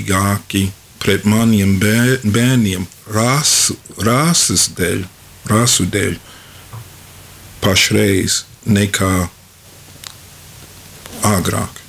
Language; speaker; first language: Latvian; non-native, fluent; English